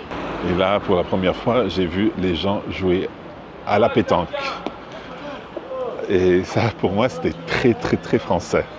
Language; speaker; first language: French; non-native, fluent; English